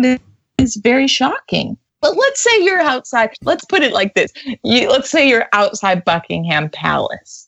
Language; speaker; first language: English; native; English